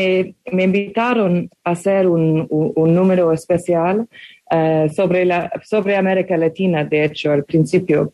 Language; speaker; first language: Spanish; non-native, fluent; English